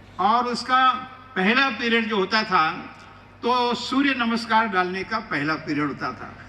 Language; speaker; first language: Hindi; non-native, local second language; Marathi